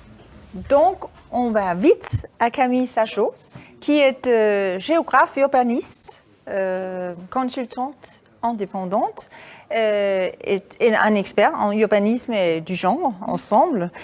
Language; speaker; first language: French; non-native, fluent; Danish